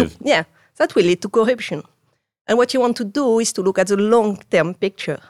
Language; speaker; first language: English; non-native, fluent; French